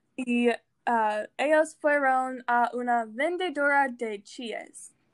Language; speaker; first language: Spanish; non-native, learner; English